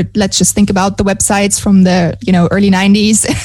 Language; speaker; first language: English; non-native, fluent; German